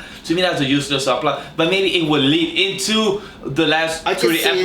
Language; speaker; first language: English; native; English